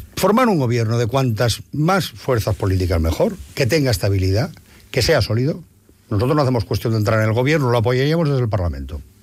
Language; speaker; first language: Spanish; non-native, local second language; Catalan